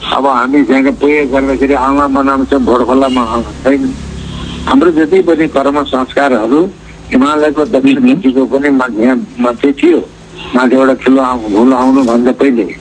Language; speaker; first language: Nepali; non-native, local second language; Gurung